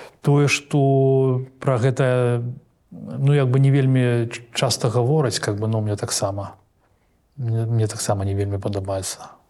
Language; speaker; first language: Belarusian; non-native, local second language; Russian